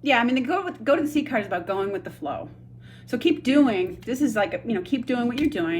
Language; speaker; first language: English; native; English